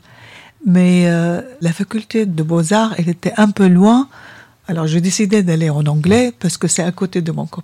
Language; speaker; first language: French; non-native, fluent; Arabic